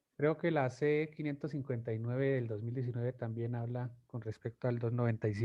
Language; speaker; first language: Spanish; native; Spanish